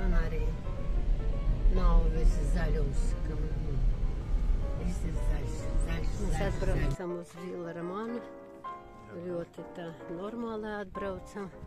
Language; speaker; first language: Latvian; non-native, local second language; Russian